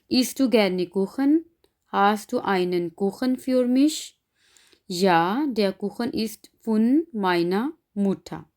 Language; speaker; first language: German; non-native, fluent; Urdu